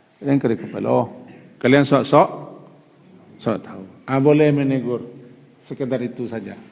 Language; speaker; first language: Malay; non-native, local second language; Minangkabau